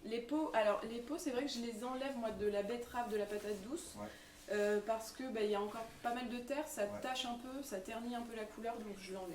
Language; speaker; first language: French; native; French